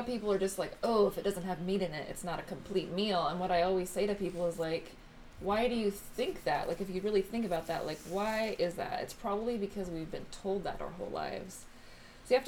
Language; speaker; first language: English; native; English